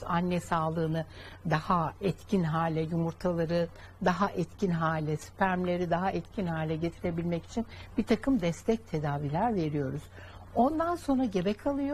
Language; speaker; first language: Turkish; native; Turkish